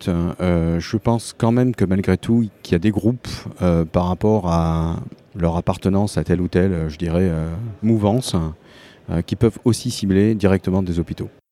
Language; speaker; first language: French; native; French